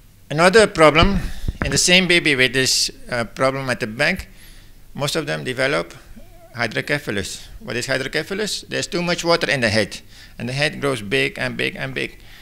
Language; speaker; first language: English; non-native, fluent; Dutch